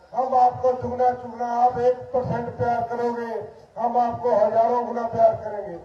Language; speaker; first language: Hindi; non-native, local second language; Punjabi